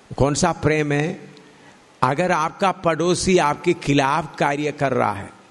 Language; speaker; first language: Hindi; non-native, local second language; Malayalam